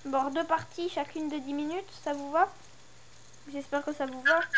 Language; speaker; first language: French; native; French